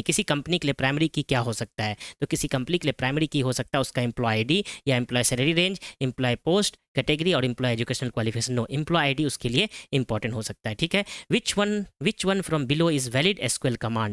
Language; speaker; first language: Hindi; native; Hindi